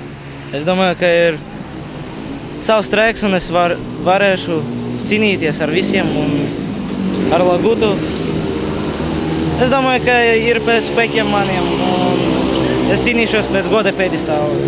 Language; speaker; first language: Latvian; non-native, local second language; Russian